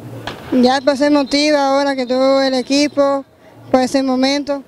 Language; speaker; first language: Spanish; native; Spanish